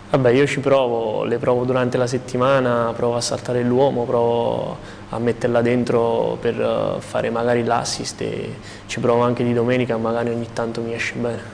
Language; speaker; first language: Italian; native; Italian